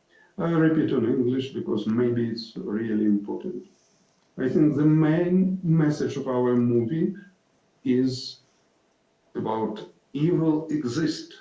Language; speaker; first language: English; non-native, fluent; Ukrainian